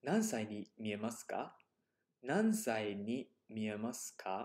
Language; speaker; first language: Japanese; non-native, fluent; English